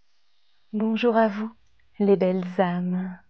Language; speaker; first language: French; native; French